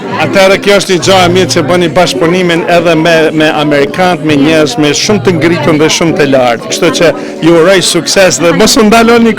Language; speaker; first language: Albanian; native; Albanian